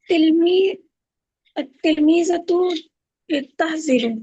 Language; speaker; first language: Arabic; non-native, learner; Urdu